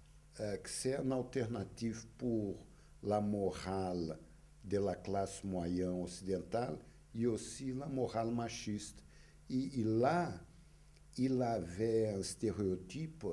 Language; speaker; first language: French; non-native, fluent; Portuguese